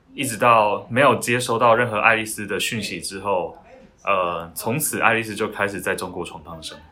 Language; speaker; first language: Chinese; non-native, fluent; Korean